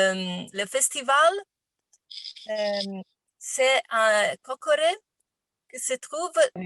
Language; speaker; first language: French; non-native, learner; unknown